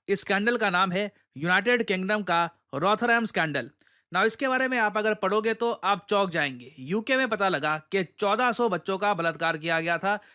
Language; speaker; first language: Hindi; native; Hindi